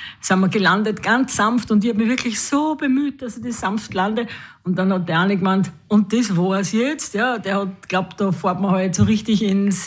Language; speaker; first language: German; native; German